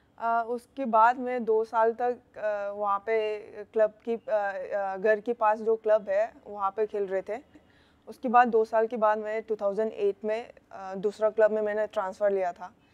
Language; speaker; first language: Hindi; non-native, local second language; Manipuri